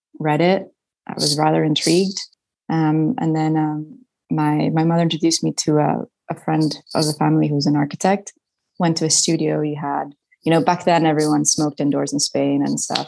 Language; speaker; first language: English; non-native, fluent; Spanish